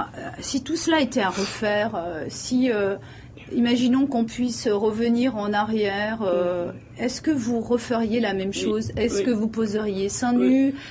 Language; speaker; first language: French; native; French